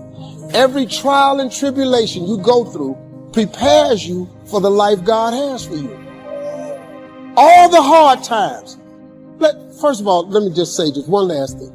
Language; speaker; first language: English; native; English